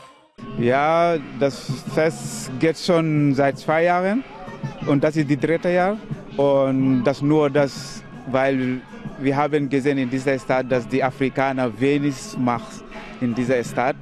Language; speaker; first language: German; non-native, learner; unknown